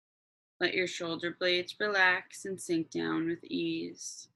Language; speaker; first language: English; native; English